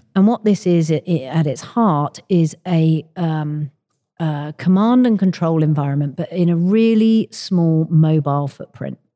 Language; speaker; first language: English; native; English